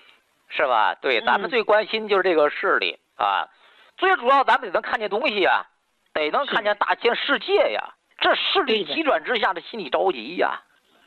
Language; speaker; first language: Chinese; native; Chinese